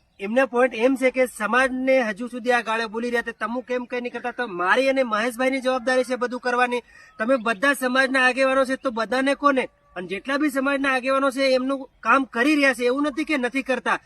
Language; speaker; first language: Gujarati; non-native, local second language; Bhili